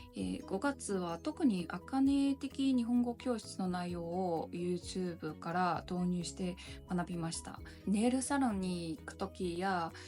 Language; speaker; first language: Japanese; non-native, learner; Chinese